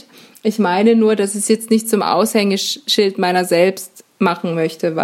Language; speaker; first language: German; native; German